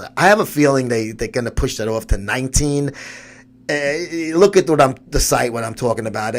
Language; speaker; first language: English; native; English